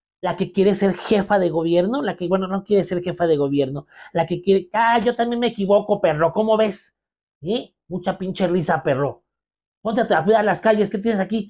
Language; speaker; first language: Spanish; native; Spanish